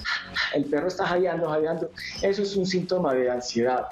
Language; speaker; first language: Spanish; native; Spanish